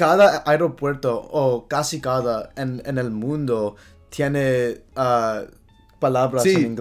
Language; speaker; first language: Spanish; non-native, learner; English